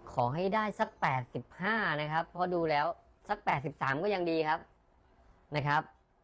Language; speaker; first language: Thai; native; Thai